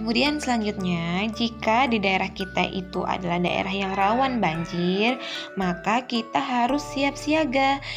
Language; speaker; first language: Indonesian; native; Indonesian